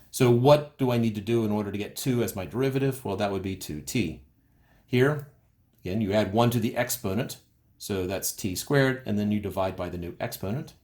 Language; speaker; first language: English; native; English